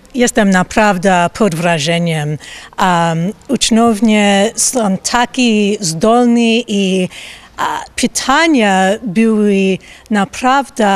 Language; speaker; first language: Polish; non-native, learner; English